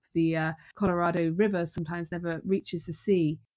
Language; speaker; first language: English; native; English